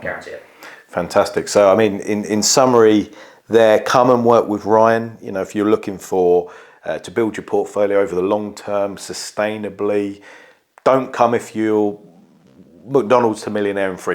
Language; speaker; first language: English; native; English